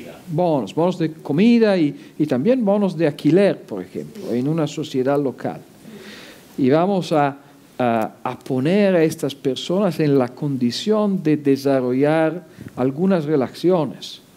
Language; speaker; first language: Spanish; non-native, fluent; Italian